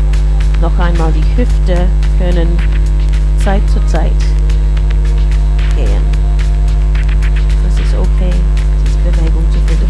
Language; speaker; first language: German; non-native, learner; English